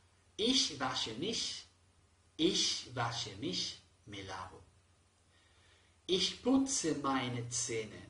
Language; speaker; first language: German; non-native, fluent; Spanish